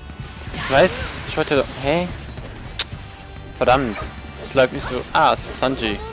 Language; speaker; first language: German; native; German